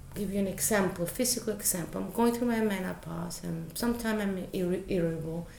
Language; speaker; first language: English; non-native, fluent; Spanish